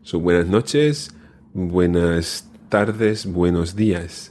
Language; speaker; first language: Spanish; non-native, fluent; English